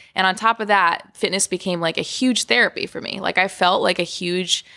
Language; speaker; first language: English; native; English